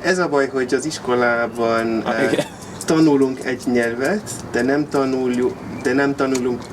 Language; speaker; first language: Hungarian; non-native, learner; English